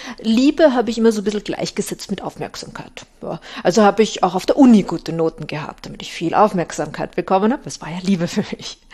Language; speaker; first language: German; native; German